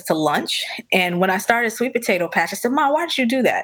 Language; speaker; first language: English; native; English